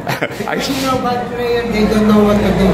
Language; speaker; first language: English; non-native, learner; Filipino